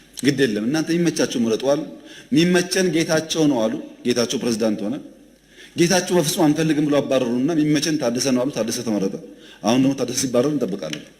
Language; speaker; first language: Amharic; non-native, local second language; Oromo